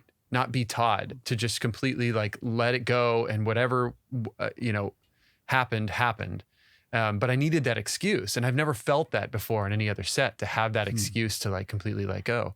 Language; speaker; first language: English; native; English